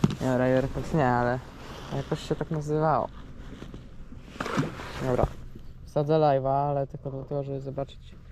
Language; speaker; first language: Polish; native; Polish